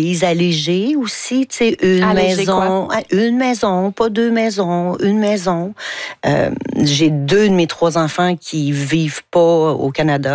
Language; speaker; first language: French; native; French